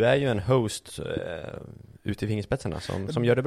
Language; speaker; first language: Swedish; native; Swedish